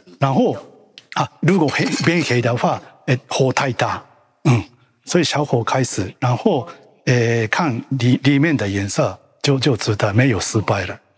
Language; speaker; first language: Chinese; non-native, learner; Japanese